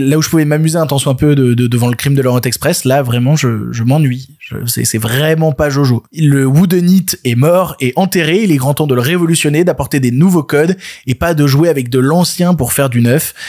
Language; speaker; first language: French; native; French